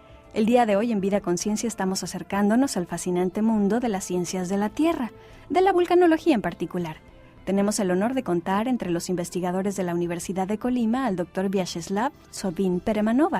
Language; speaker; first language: Spanish; native; Spanish